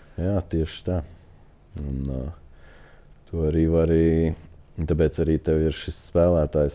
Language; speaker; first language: Latvian; native; Latvian